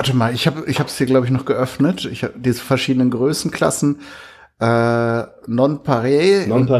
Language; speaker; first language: German; native; German